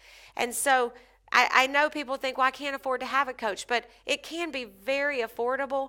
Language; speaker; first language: English; native; English